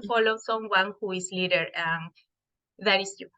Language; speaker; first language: English; non-native, fluent; Spanish